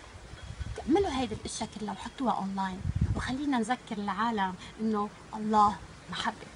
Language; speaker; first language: Arabic; native; Arabic